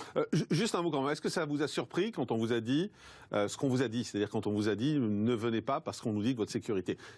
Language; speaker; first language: French; native; French